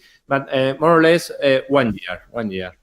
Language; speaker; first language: English; non-native, learner; Spanish